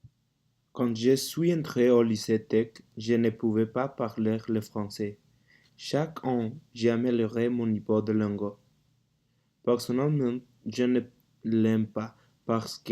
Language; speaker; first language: French; non-native, learner; Spanish